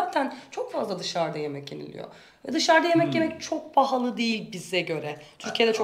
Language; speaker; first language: Turkish; native; Turkish